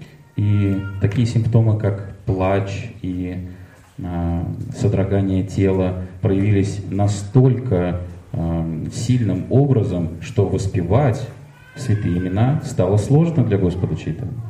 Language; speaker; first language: Russian; native; Russian